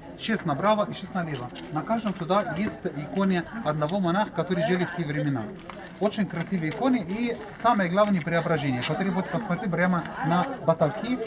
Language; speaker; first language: Russian; non-native, learner; Arabic